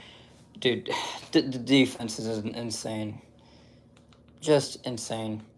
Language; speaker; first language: English; native; English